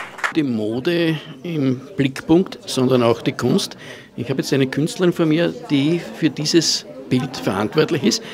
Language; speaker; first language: German; native; German